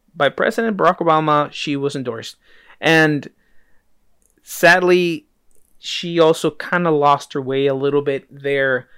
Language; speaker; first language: English; early bilingual, other home language; Spanish